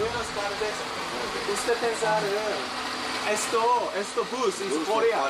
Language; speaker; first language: Spanish; non-native, learner; Korean